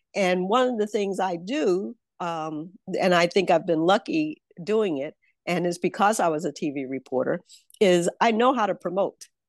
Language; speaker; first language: English; native; English